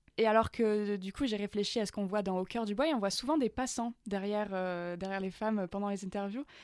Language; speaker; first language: French; native; French